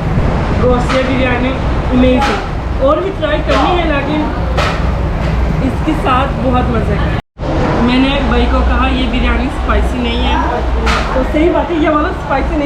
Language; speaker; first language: Hindi; non-native, learner; Turkish